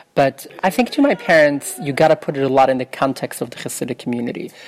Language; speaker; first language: English; early bilingual, other home language; Yiddish